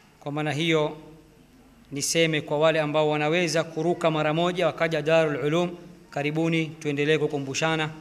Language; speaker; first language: Swahili; native; Swahili